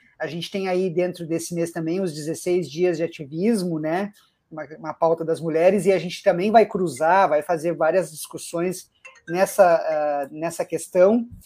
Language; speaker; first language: Portuguese; native; Portuguese